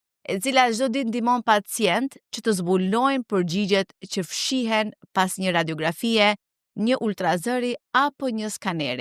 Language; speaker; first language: Albanian; native; Albanian